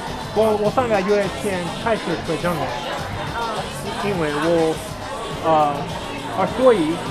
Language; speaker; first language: Chinese; non-native, learner; English